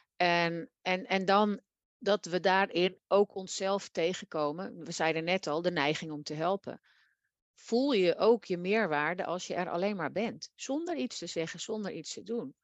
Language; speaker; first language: Dutch; native; Dutch